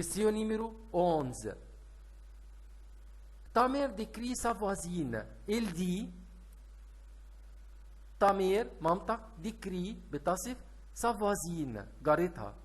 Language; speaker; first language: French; non-native, fluent; Arabic